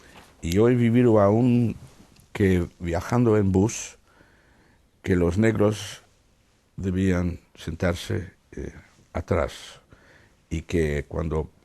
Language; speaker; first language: Spanish; non-native, fluent; Dutch